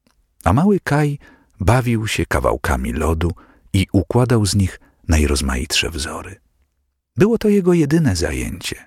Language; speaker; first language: Polish; native; Polish